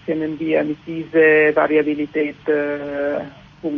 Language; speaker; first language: German; non-native, learner; Italian